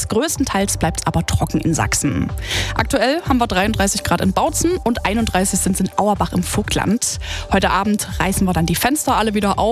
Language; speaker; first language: German; native; German